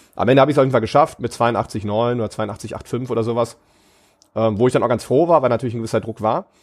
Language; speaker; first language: German; native; German